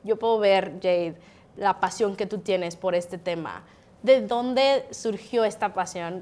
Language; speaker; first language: Spanish; native; Spanish